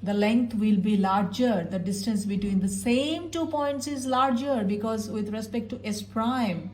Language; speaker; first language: English; non-native, local second language; Bangla